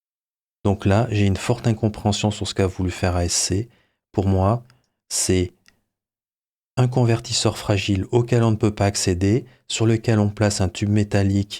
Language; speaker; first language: French; native; French